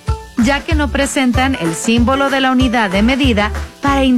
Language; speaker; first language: Spanish; native; Spanish